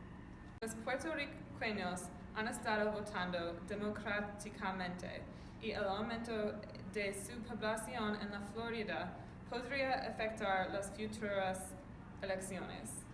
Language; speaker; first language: Spanish; non-native, learner; English